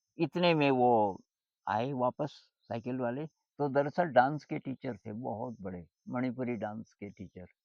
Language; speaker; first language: Hindi; native; Hindi